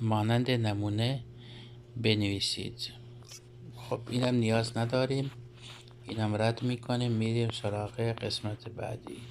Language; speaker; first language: Persian; non-native, fluent; Urdu